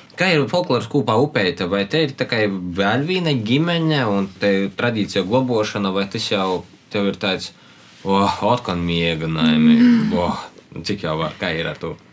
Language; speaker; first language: Latvian; native; Latvian